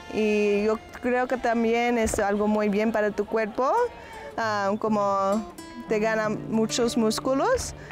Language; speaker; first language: Spanish; early bilingual, heritage; Spanish